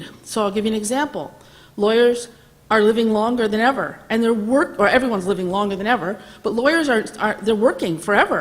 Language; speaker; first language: English; native; English